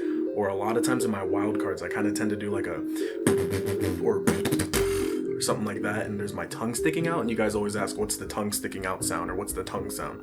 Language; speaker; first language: English; native; English